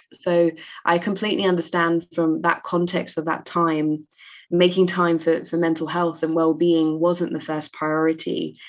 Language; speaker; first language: English; native; English